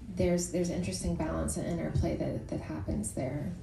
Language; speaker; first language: English; native; English